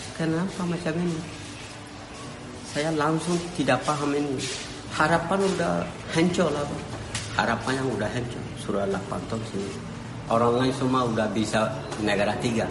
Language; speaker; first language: Indonesian; non-native, learner; Rohingya